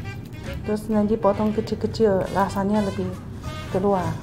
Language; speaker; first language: Indonesian; non-native, fluent; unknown